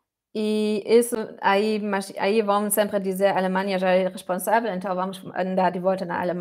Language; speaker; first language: Portuguese; non-native, fluent; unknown